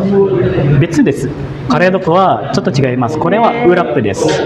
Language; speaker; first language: Japanese; non-native, fluent; Indonesian